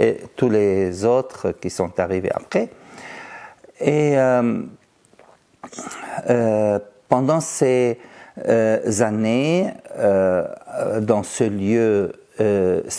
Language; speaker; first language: French; non-native, fluent; Arabic